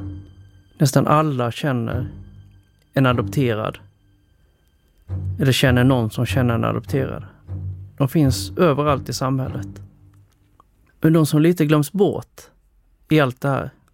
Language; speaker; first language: Swedish; early bilingual, other home language; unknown